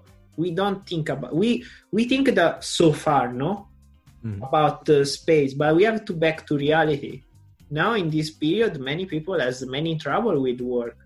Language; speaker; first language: English; non-native, learner; Italian